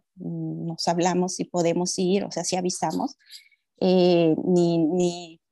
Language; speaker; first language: Spanish; native; Spanish